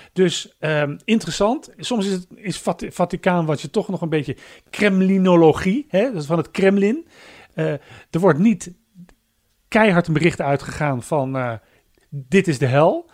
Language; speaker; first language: Dutch; native; Dutch